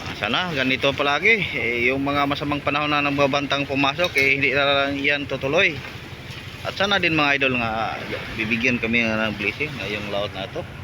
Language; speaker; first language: Filipino; non-native, local second language; Cebuano